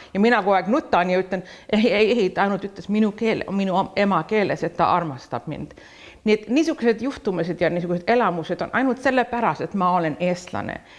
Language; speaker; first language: Estonian; early bilingual, heritage; Estonian